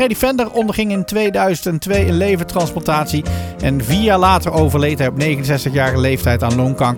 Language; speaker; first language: Dutch; native; Dutch